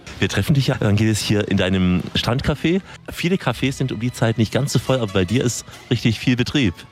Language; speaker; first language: German; native; German